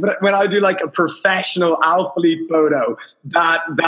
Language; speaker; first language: English; native; English